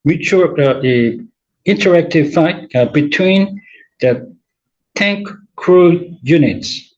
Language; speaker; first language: English; non-native, fluent; Korean